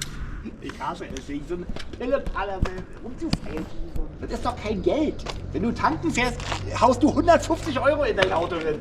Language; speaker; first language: German; native; German